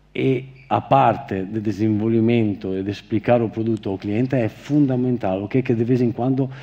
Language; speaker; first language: Portuguese; non-native, fluent; Italian